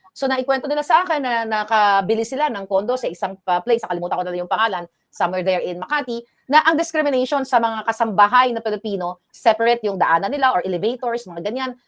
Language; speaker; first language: Filipino; native; Filipino